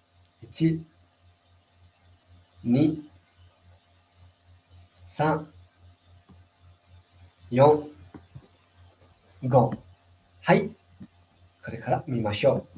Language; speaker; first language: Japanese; non-native, fluent; Nepali